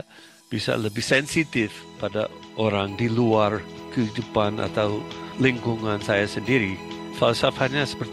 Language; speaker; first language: Indonesian; non-native, fluent; English